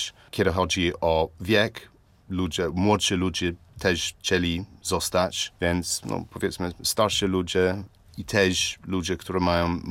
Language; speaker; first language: Polish; non-native, learner; English